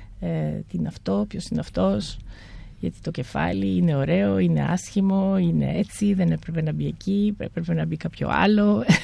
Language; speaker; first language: Greek; early bilingual, heritage; Greek